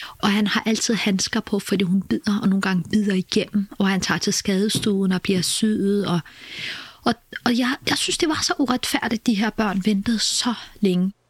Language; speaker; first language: Danish; early bilingual, other home language; Kurdish